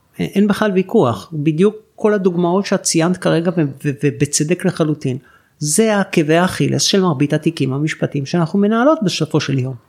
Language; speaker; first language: Hebrew; native; Hebrew